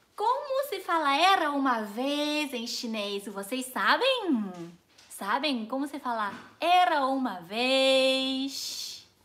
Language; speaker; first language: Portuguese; non-native, fluent; Chinese